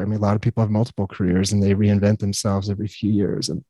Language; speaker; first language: English; native; English